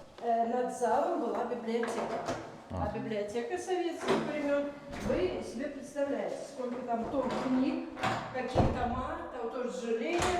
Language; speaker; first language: Russian; native; Russian